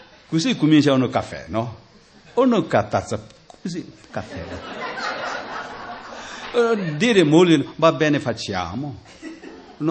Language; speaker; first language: Italian; non-native, learner; Tibetan